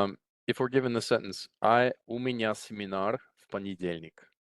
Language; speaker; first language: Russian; non-native, fluent; English